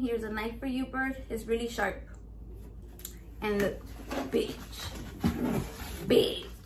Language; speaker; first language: English; early bilingual, other home language; Spanish